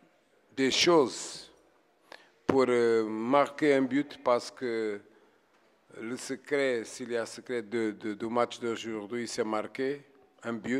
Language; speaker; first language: French; non-native, fluent; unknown